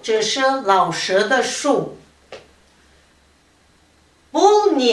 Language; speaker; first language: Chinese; non-native, fluent; Kazakh